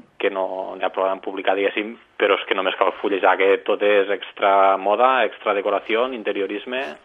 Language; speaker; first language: Catalan; native; Catalan